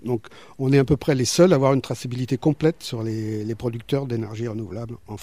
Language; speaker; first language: French; native; French